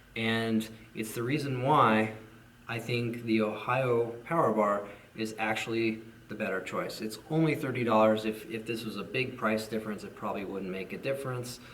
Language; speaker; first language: English; native; English